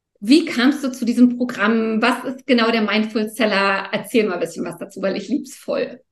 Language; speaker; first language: German; native; German